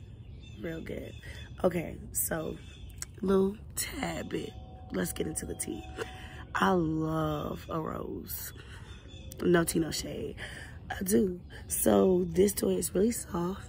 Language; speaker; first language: English; native; English